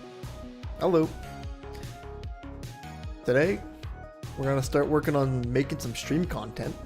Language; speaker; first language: English; native; English